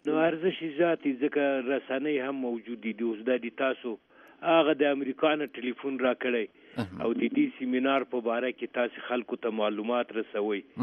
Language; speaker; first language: Pashto; native; Pashto